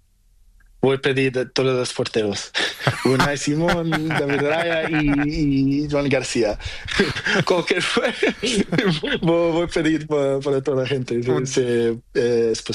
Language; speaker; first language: Spanish; non-native, learner; Portuguese